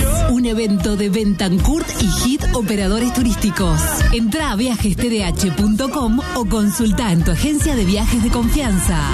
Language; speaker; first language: Spanish; native; Spanish